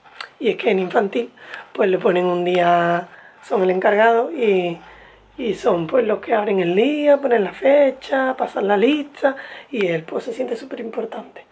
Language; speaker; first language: Spanish; native; Spanish